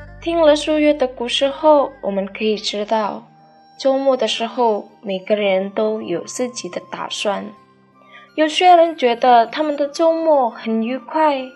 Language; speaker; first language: Chinese; non-native, fluent; Indonesian